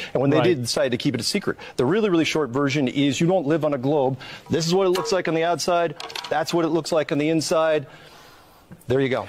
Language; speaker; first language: English; native; English